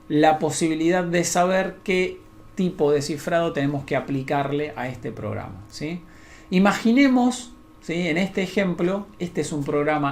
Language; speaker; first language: Spanish; native; Spanish